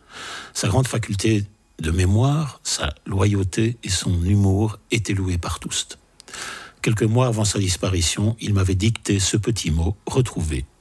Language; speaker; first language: French; native; French